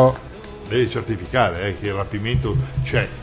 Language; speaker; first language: Italian; native; Italian